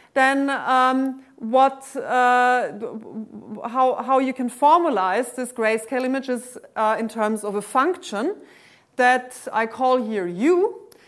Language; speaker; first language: English; non-native, fluent; German